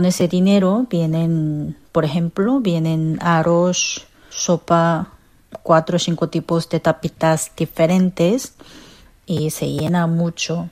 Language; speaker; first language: Spanish; non-native, fluent; Korean